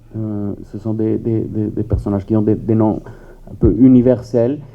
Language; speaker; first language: French; non-native, fluent; Spanish